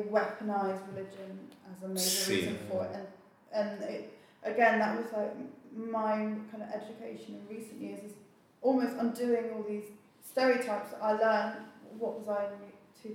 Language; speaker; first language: English; native; English